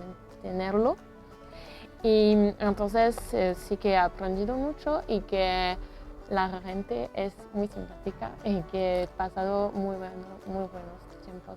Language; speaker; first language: Spanish; non-native, fluent; French